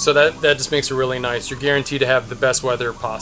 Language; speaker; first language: English; native; English